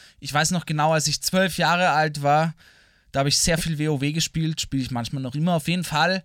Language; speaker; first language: German; native; German